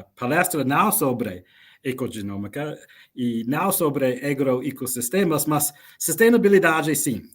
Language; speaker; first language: Portuguese; non-native, learner; English